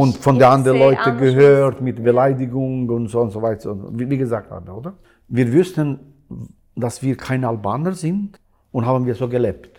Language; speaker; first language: German; non-native, learner; Albanian